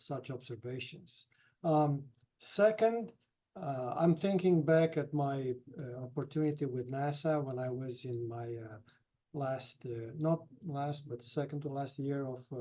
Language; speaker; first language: English; non-native, fluent; Romanian